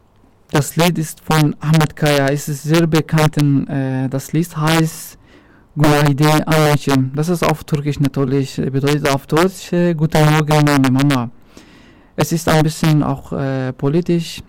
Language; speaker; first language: German; non-native, local second language; Arabic